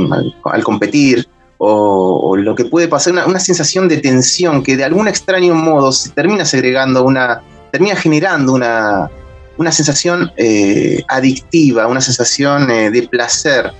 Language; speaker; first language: Spanish; native; Spanish